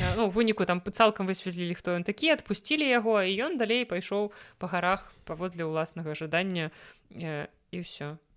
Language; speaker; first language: Belarusian; non-native, local second language; Russian